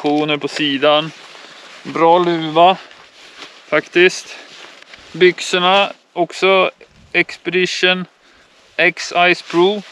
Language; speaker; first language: Swedish; native; Swedish